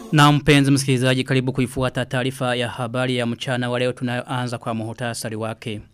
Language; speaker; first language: Swahili; non-native, local second language; Rundi